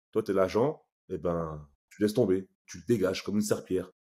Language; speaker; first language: French; native; French